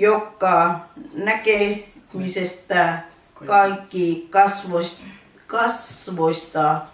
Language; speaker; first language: Finnish; non-native, learner; Urdu